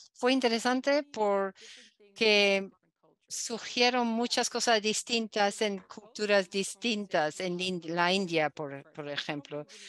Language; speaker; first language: Spanish; non-native, learner; Dutch